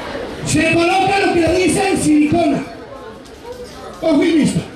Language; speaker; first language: Spanish; native; Spanish